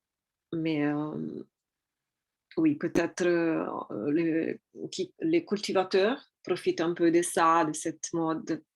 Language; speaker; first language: French; non-native, fluent; Italian